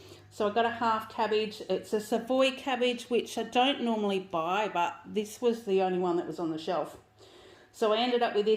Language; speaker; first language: English; native; English